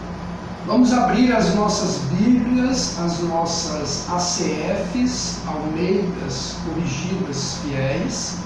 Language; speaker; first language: Portuguese; native; Portuguese